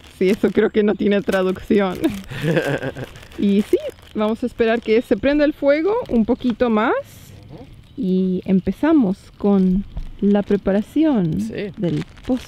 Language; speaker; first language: Spanish; native; Spanish